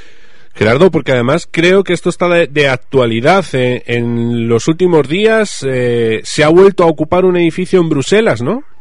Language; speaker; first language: Spanish; native; Spanish